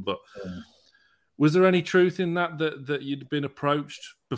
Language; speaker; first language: English; native; English